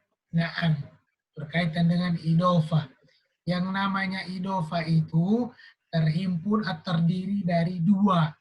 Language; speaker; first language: Indonesian; native; Indonesian